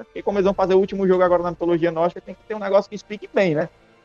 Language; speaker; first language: Portuguese; native; Portuguese